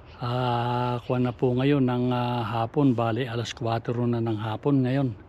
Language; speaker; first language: Filipino; native; Filipino